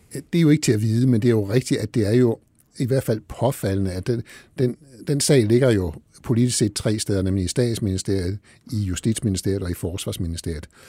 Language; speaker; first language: Danish; native; Danish